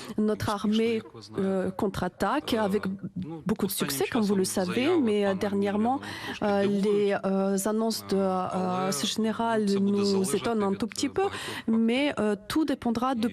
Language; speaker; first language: French; non-native, fluent; Ukrainian